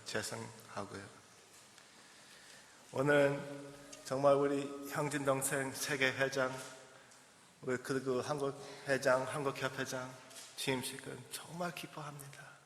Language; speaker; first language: Korean; early bilingual, heritage; English